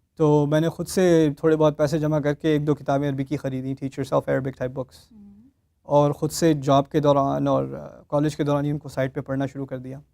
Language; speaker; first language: Urdu; early bilingual, heritage; Urdu